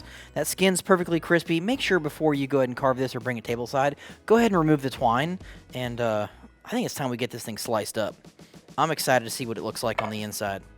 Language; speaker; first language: English; native; English